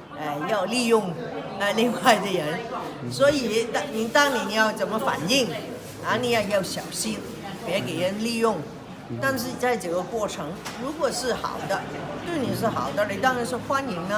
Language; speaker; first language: Chinese; non-native, local second language; Cantonese